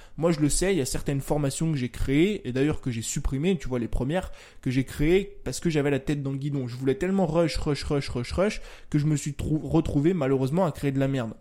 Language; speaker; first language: French; native; French